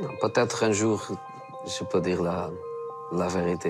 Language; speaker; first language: French; non-native, fluent; Portuguese